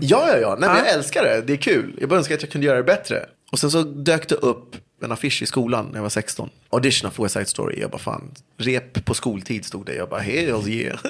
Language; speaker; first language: Swedish; early bilingual, other home language; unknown